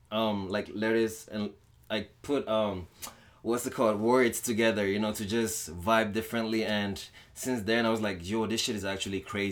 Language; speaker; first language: English; non-native, local second language; Yoruba